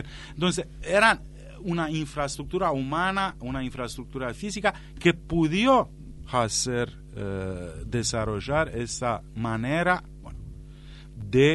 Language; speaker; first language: Spanish; non-native, fluent; Romanian